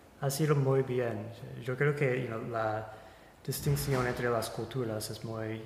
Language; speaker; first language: Spanish; non-native, fluent; English